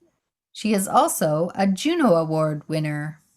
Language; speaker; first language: English; non-native, learner; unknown